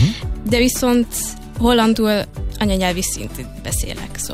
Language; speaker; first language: Hungarian; early bilingual, heritage; Hungarian